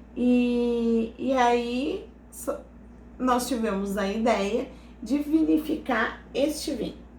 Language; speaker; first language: Portuguese; native; Portuguese